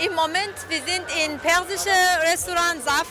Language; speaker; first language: German; non-native, learner; Persian